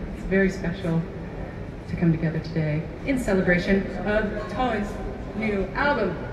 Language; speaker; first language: English; native; English